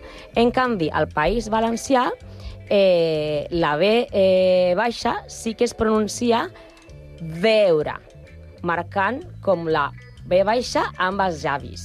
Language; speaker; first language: Catalan; non-native, learner; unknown